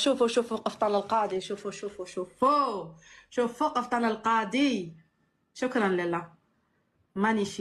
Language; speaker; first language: Arabic; native; Arabic